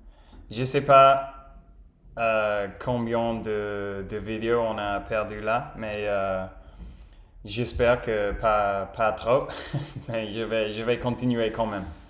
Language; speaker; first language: French; non-native, learner; English